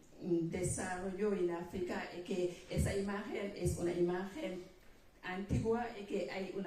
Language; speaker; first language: Spanish; non-native, fluent; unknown